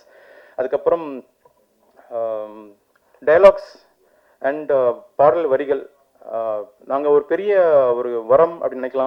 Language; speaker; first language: Tamil; native; Tamil